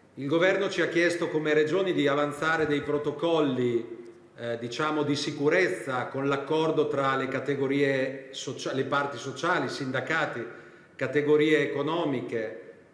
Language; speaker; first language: Italian; native; Italian